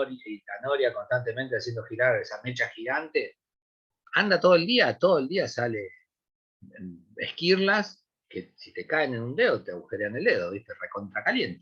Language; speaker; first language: Spanish; native; Spanish